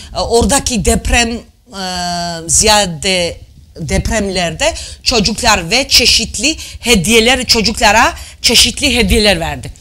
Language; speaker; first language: Turkish; non-native, fluent; Georgian